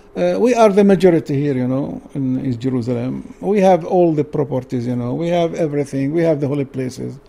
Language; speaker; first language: English; non-native, learner; Arabic